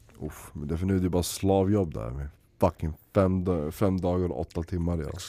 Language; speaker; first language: Swedish; early bilingual, other home language; Arabic